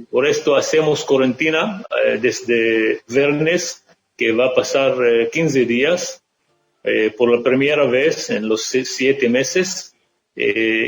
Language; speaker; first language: Spanish; non-native, fluent; Arabic